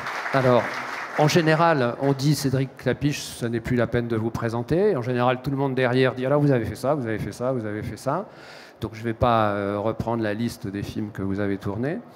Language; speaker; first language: French; native; French